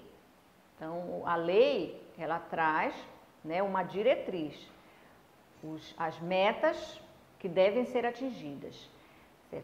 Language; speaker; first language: Portuguese; native; Portuguese